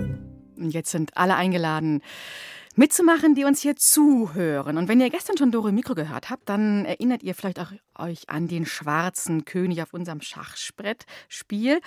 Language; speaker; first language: German; native; German